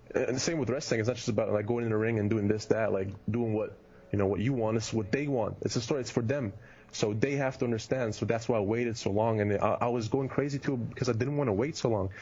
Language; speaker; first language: English; early bilingual, heritage; German